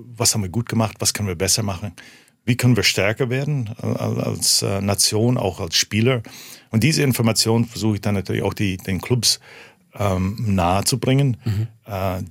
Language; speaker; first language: German; early bilingual, heritage; German